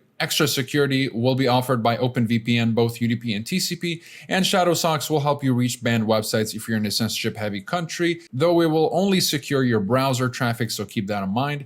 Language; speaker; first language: English; native; English